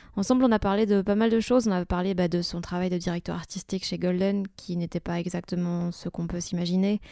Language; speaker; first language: French; native; French